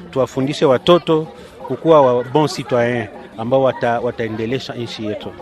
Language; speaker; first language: Swahili; native; Swahili